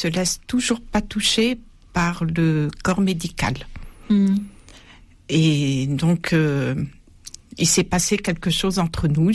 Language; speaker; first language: French; native; French